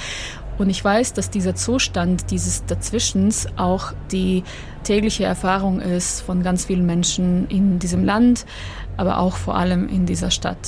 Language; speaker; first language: German; non-native, fluent; Croatian